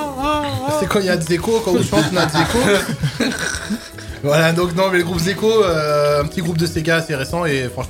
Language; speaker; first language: French; native; French